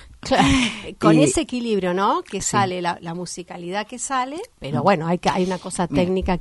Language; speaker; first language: Spanish; native; Spanish